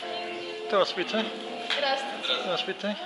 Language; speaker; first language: Russian; non-native, learner; English